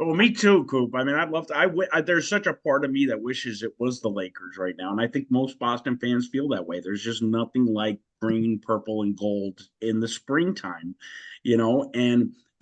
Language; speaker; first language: English; native; English